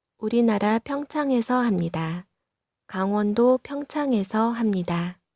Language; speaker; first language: Korean; non-native, fluent; Vietnamese